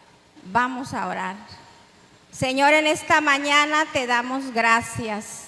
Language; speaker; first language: Spanish; native; Spanish